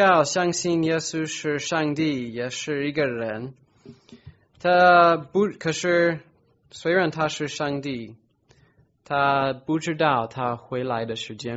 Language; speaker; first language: Chinese; non-native, fluent; English